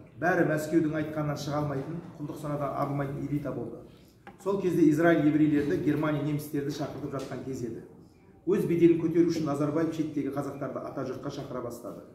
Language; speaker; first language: Kazakh; early bilingual, heritage; Kazakh